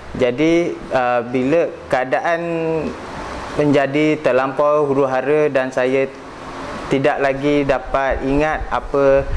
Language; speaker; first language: Malay; native; Malay